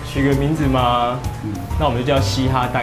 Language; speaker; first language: Chinese; native; Chinese